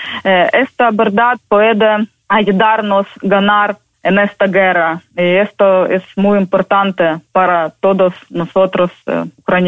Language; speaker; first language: Spanish; non-native, fluent; Ukrainian